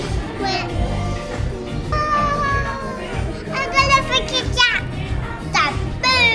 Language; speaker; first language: French; early bilingual, other home language; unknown